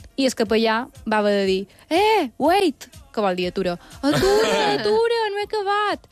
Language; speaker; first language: Catalan; native; Catalan